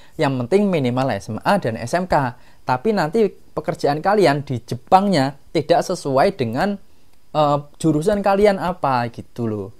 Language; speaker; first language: Indonesian; non-native, local second language; Javanese